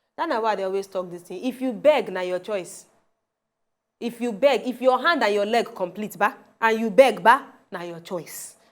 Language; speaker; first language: Nigerian Pidgin; non-native, local second language; Yoruba